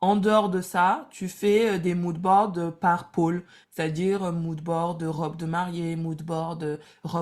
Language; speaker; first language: French; native; French